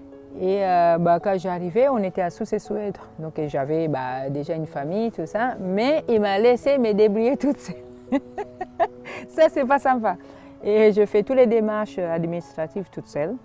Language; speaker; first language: French; non-native, fluent; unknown